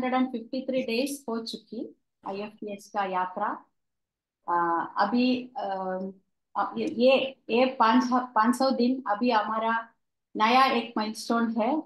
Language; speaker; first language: Hindi; non-native, local second language; Malayalam